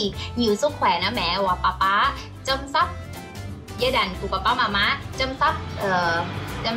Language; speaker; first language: Vietnamese; non-native, learner; Thai